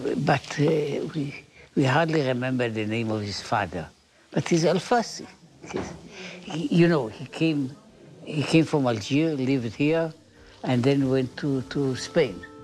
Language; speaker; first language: English; non-native, fluent; Hebrew